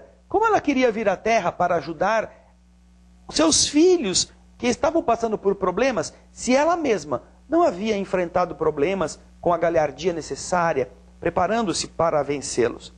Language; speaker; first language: Portuguese; native; Portuguese